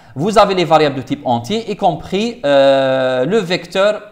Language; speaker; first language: French; non-native, local second language; Arabic